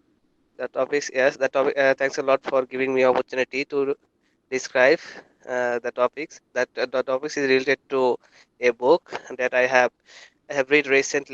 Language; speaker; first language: English; non-native, learner; Bangla